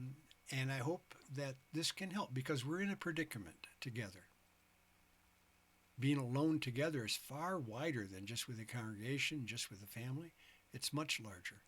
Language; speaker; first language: English; native; English